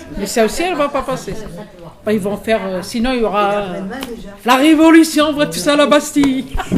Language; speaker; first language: French; early bilingual, other home language; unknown